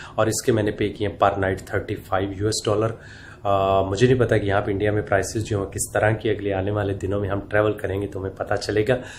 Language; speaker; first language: Hindi; native; Hindi